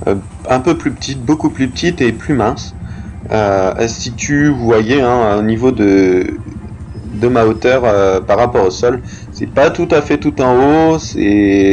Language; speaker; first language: French; native; French